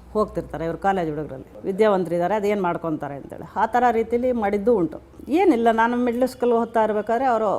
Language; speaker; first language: Kannada; native; Kannada